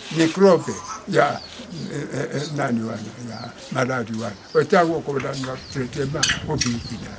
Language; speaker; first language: Lingala; non-native, local second language; Kongo